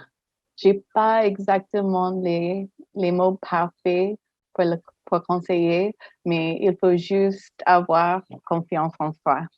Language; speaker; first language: French; non-native, fluent; English